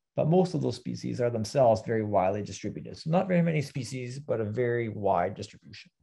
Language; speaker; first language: English; native; English